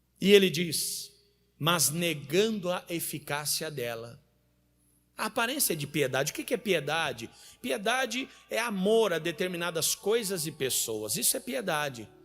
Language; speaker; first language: Portuguese; native; Portuguese